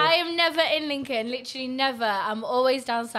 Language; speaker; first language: English; native; English